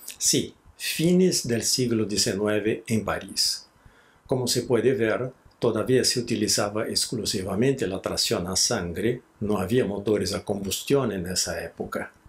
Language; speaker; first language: Spanish; non-native, fluent; Portuguese